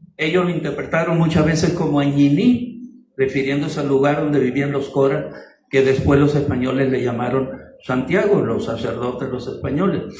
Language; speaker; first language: Spanish; native; Spanish